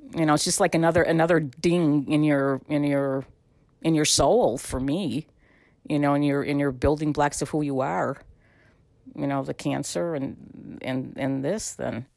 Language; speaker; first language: English; native; English